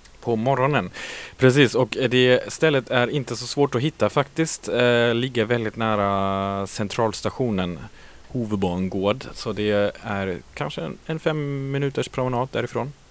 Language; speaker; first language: Swedish; native; Swedish